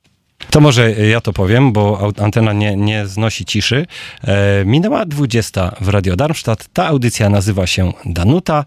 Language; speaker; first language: Polish; native; Polish